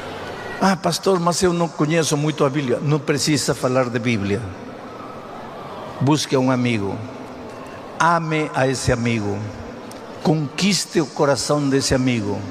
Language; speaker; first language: Portuguese; non-native, fluent; Spanish